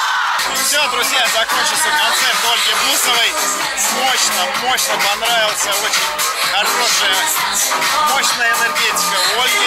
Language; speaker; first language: Russian; native; Russian